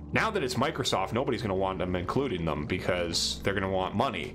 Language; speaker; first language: English; native; English